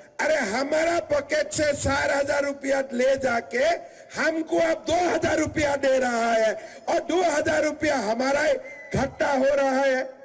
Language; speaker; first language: Hindi; non-native, local second language; Assamese